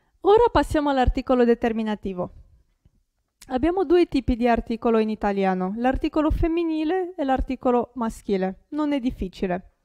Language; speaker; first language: Italian; non-native, fluent; Romanian